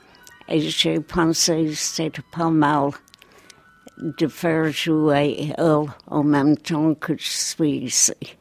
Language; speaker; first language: French; non-native, fluent; English